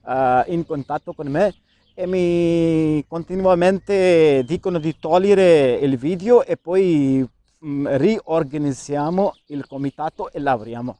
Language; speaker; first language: Italian; non-native, learner; Urdu